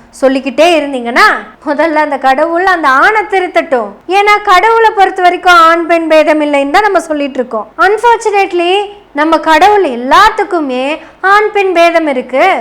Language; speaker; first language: Tamil; non-native, local second language; Malayalam